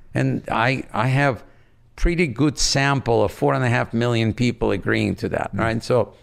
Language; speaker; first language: English; non-native, fluent; Russian